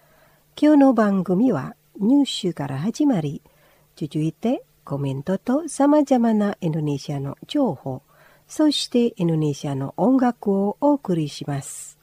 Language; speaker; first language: Japanese; non-native, fluent; Indonesian